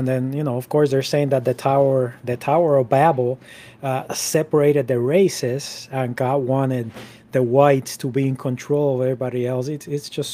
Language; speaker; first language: English; non-native, fluent; Spanish